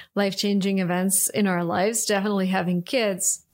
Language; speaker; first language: English; non-native, fluent; Russian